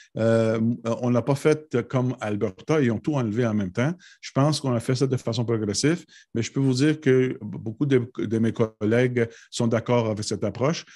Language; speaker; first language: French; non-native, local second language; English